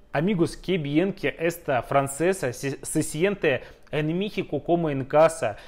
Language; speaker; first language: Spanish; non-native, fluent; Russian